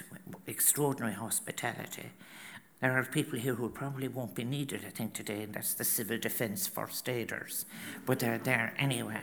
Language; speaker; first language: English; native; English